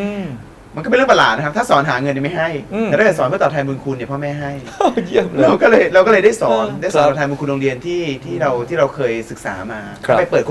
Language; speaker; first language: Thai; native; Thai